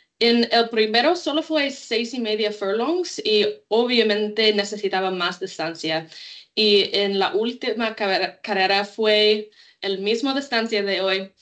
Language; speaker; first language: Spanish; non-native, learner; English